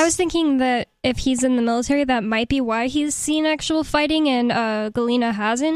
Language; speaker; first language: English; native; English